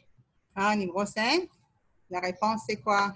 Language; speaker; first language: French; non-native, fluent; Arabic